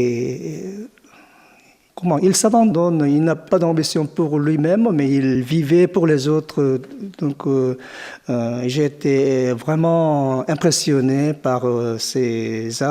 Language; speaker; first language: French; non-native, fluent; Korean